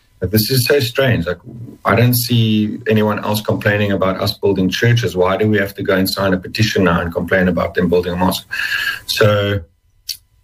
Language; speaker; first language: English; native; English